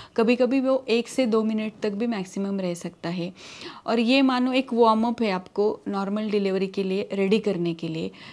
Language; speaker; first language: Hindi; non-native, local second language; Marathi